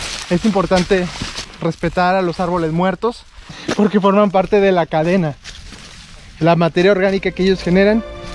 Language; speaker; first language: Spanish; native; Spanish